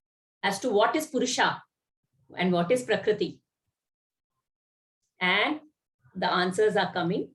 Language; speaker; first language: English; non-native, local second language; Kannada